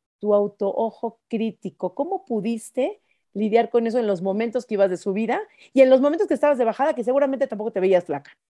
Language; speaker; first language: Spanish; native; Spanish